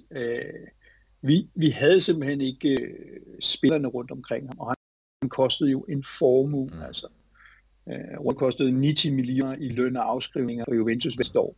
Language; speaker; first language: Danish; native; Danish